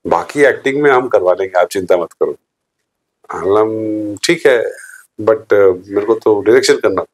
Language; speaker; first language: Hindi; non-native, local second language; Bangla